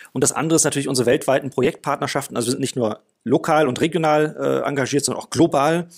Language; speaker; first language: German; non-native, fluent; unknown